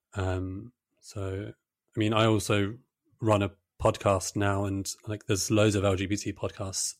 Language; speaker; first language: English; native; English